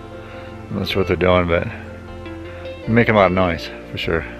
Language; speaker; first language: English; native; English